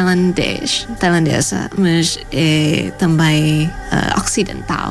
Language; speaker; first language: Portuguese; non-native, fluent; Thai